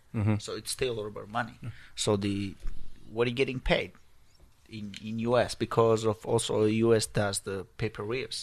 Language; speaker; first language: English; non-native, learner; Georgian